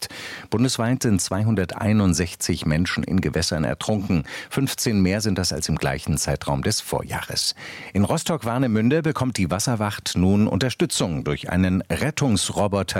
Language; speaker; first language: German; native; German